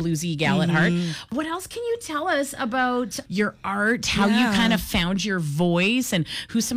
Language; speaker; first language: English; native; English